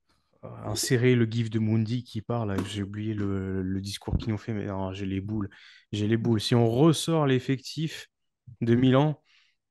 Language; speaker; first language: French; native; French